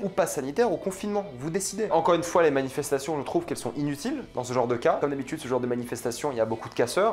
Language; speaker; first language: French; native; French